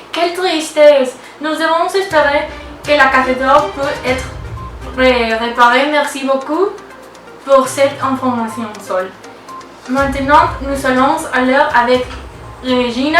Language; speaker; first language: French; non-native, learner; Spanish